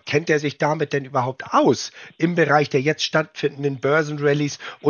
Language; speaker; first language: German; native; German